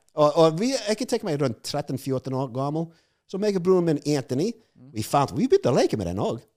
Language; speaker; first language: Norwegian; non-native, fluent; English